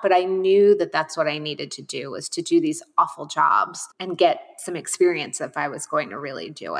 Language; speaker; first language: English; native; English